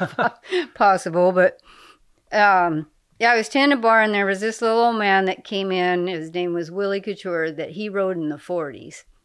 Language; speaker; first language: English; native; English